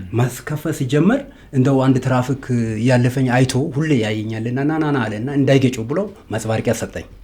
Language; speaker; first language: Amharic; non-native, local second language; Wolaytta